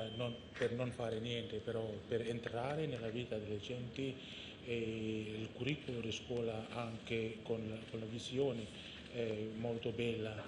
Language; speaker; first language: Italian; non-native, fluent; Indonesian